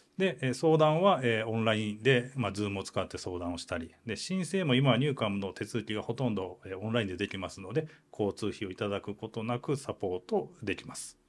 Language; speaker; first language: Japanese; native; Japanese